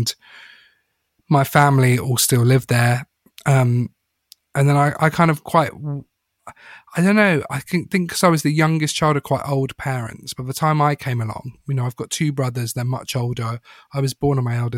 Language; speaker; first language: English; native; English